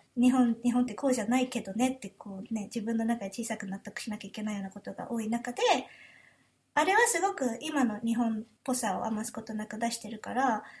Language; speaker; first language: Japanese; early bilingual, heritage; Japanese